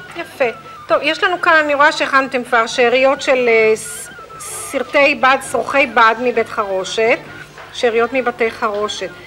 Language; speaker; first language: Hebrew; native; Hebrew